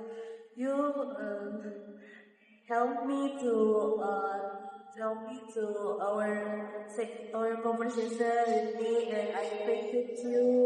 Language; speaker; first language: English; non-native, learner; Indonesian